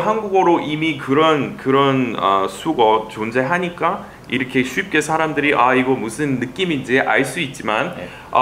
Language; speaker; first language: Korean; non-native, fluent; English